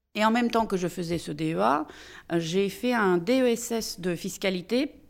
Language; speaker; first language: French; non-native, fluent; Russian